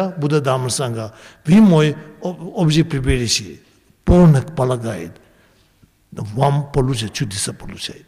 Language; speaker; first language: Russian; non-native, learner; Tibetan